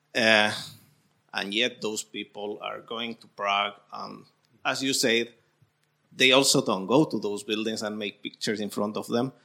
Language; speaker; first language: English; non-native, fluent; Spanish